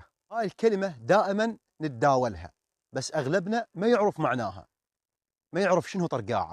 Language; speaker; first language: Arabic; native; Arabic